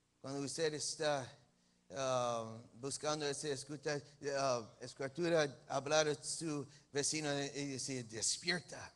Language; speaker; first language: Spanish; early bilingual, heritage; English